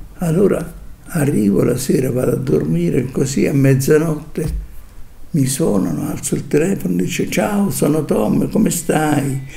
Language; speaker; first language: Italian; native; Italian